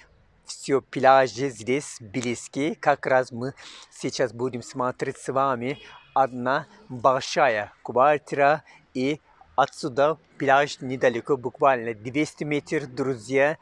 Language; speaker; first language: Russian; non-native, learner; Turkish